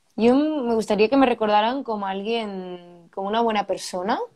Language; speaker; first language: Spanish; native; Spanish